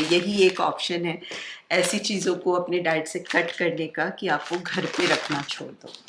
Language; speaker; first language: Hindi; non-native, local second language; Bangla